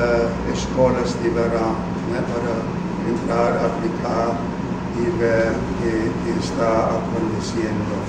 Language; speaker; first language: Portuguese; non-native, fluent; German